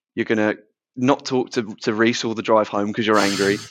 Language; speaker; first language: English; native; English